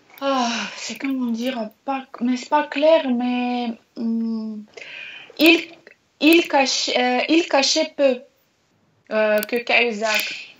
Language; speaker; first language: French; non-native, learner; Russian